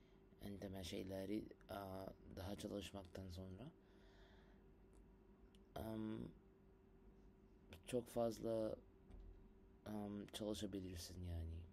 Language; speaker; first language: Turkish; non-native, learner; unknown